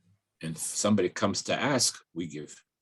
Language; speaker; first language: English; native; English